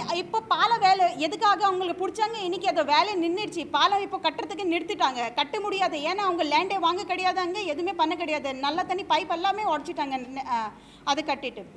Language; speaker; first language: Tamil; non-native, local second language; Hindi